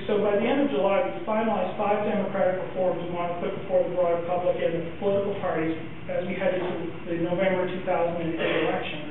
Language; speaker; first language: English; native; English